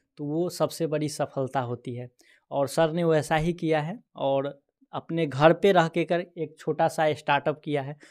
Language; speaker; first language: Hindi; native; Hindi